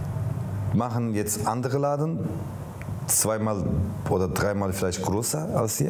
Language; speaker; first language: German; non-native, learner; Turkish